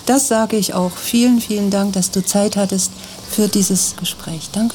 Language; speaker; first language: German; native; German